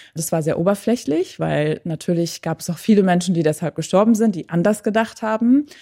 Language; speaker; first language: German; early bilingual, other home language; Persian